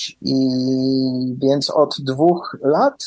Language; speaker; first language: Polish; early bilingual, heritage; English